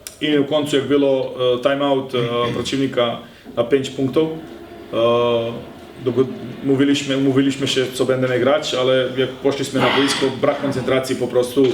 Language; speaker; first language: Polish; non-native, learner; Serbian